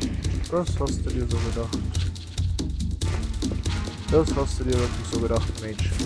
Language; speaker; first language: German; native; German